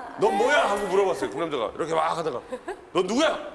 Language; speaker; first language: Korean; native; Korean